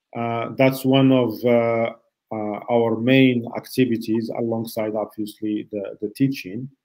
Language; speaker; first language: English; non-native, fluent; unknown